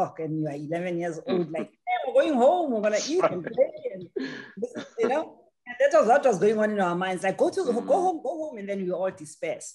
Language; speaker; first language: English; non-native, local second language; Tswana